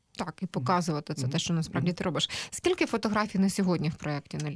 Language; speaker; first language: Ukrainian; native; Ukrainian